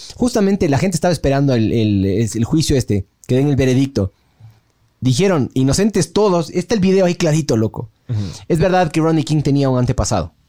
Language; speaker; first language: Spanish; native; Spanish